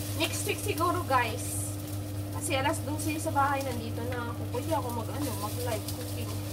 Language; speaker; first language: Filipino; native; Filipino